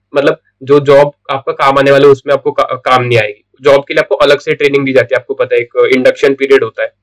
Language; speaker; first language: Hindi; non-native, local second language; Marathi